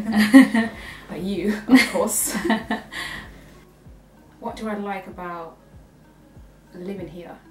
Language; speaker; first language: English; native; English